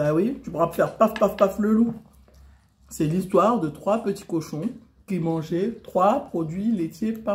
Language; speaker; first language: French; native; French